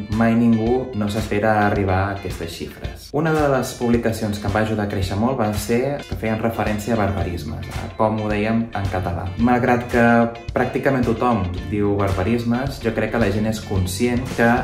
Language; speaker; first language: Catalan; native; Catalan